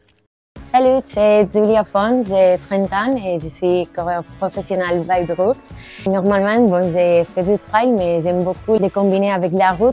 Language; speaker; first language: French; non-native, learner; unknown